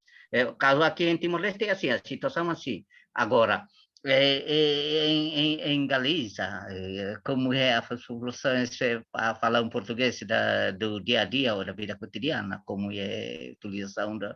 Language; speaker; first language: Portuguese; non-native, learner; Tetum